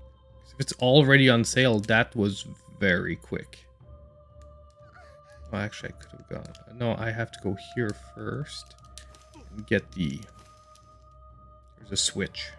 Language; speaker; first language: English; native; English